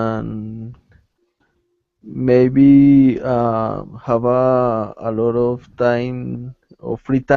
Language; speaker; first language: English; non-native, learner; Spanish